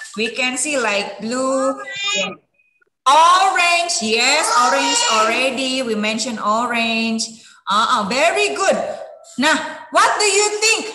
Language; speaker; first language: English; non-native, fluent; Indonesian